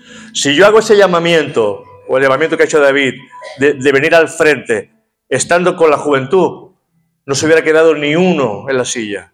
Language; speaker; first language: Spanish; native; Spanish